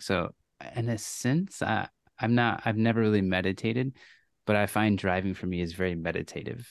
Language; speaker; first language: English; native; English